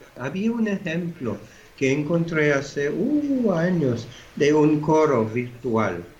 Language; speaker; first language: Spanish; non-native, fluent; English